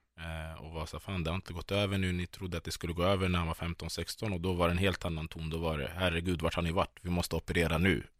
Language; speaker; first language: Swedish; early bilingual, other home language; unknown